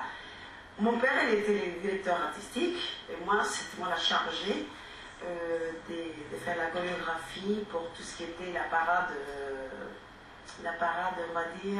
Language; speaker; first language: French; non-native, fluent; Spanish